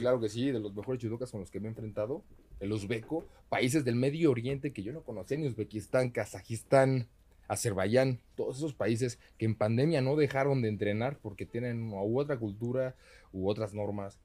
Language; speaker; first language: Spanish; native; Spanish